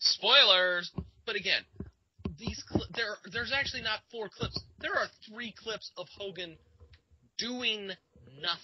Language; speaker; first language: English; native; English